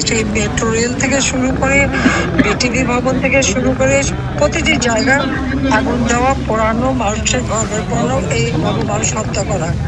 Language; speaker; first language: Bangla; native; Bangla